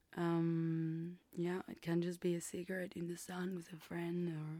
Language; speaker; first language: English; non-native, fluent; Spanish